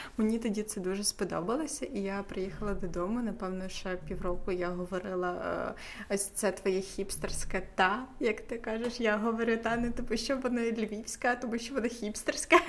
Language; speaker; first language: Ukrainian; native; Ukrainian